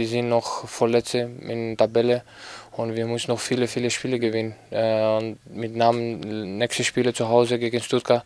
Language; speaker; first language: German; non-native, fluent; Greek